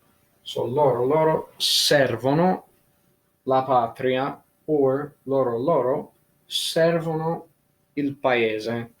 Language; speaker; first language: Italian; non-native, fluent; English